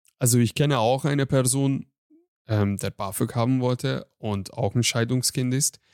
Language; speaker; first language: German; non-native, fluent; Hungarian